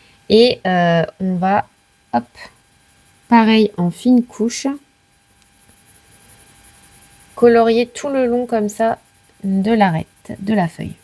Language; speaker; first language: French; native; French